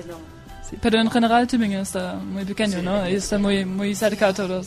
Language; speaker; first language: Spanish; non-native, learner; German